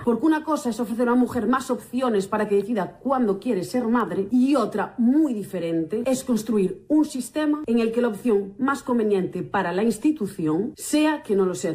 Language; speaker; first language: Spanish; native; Spanish